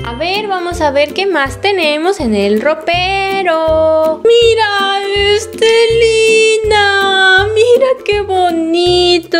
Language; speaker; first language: Spanish; native; Spanish